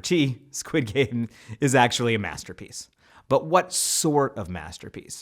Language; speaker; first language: English; native; English